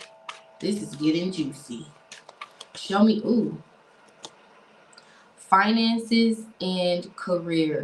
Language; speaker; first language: English; native; English